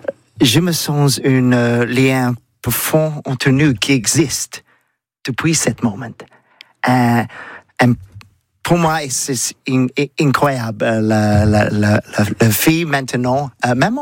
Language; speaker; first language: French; non-native, learner; English